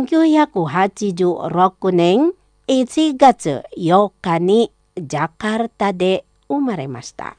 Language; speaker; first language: Japanese; non-native, fluent; Indonesian